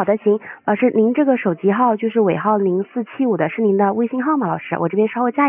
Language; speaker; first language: Chinese; native; Chinese